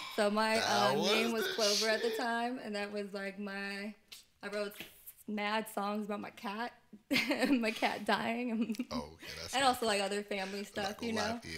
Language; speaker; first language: English; native; English